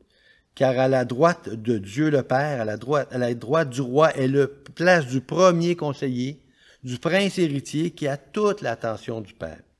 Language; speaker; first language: French; native; French